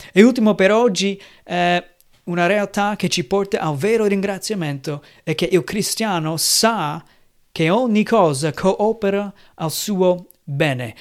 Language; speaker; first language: Italian; non-native, fluent; English